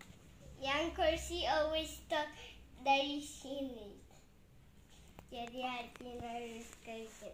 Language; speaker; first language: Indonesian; early bilingual, heritage; English